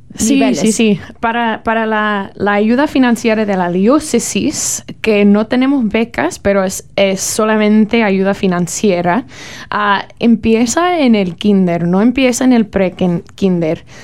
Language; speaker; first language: Spanish; non-native, learner; English